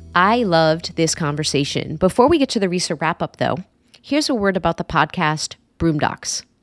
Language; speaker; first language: English; native; English